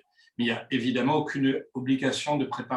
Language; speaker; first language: French; native; French